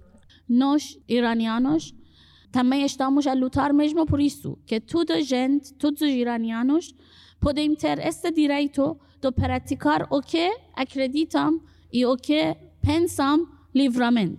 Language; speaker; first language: Portuguese; non-native, fluent; Persian